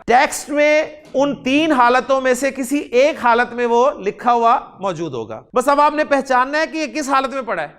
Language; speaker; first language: Urdu; non-native, local second language; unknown